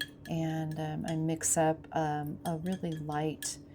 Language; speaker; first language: English; native; English